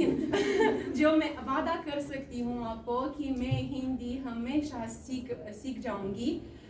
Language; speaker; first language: Hindi; non-native, learner; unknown